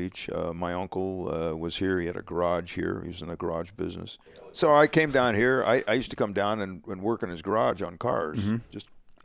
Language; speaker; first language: English; native; English